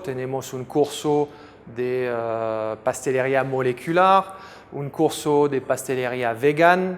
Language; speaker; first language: Spanish; non-native, fluent; French